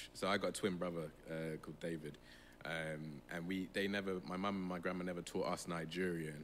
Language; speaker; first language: English; native; English